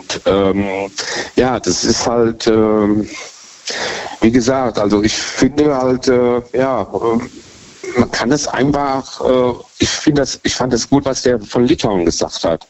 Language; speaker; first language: German; native; German